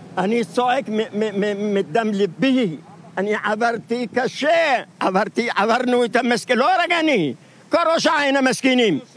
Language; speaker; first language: Hebrew; non-native, fluent; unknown